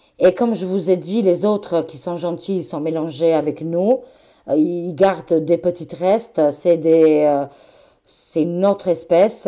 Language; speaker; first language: French; non-native, fluent; Albanian